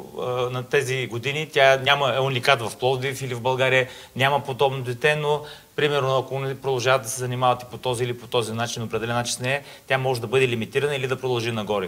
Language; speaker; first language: Bulgarian; native; Bulgarian